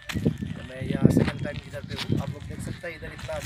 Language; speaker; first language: Hindi; non-native, local second language; Bangla